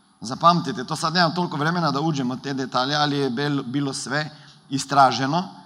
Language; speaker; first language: Croatian; early bilingual, heritage; Croatian